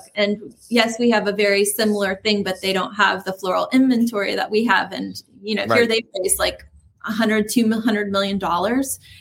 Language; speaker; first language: English; native; English